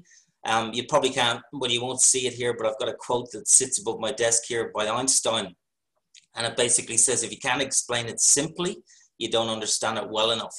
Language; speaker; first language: English; native; English